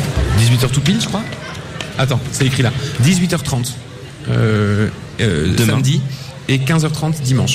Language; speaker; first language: French; native; French